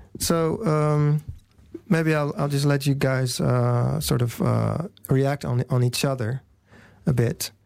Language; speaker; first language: English; non-native, fluent; Dutch